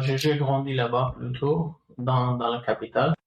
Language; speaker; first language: French; non-native, fluent; Kurdish